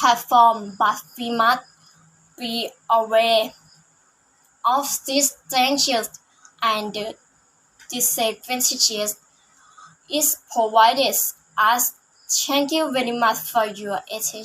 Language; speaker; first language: English; non-native, learner; Thai